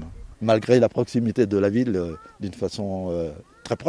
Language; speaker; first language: French; native; French